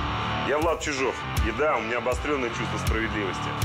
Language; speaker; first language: Russian; native; Russian